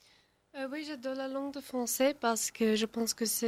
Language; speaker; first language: French; non-native, learner; English